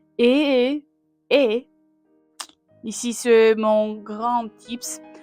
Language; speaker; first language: French; non-native, learner; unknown